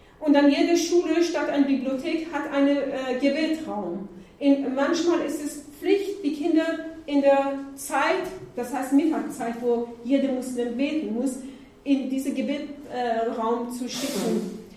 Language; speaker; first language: German; non-native, learner; Persian